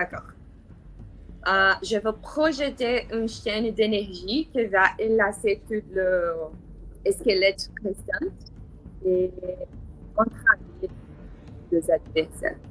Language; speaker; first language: French; non-native, learner; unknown